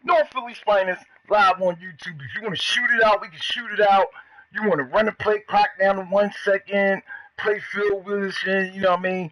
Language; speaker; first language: English; native; English